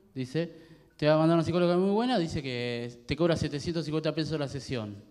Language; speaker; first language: Spanish; native; Spanish